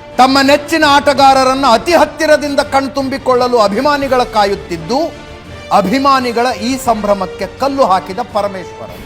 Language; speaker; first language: Kannada; native; Kannada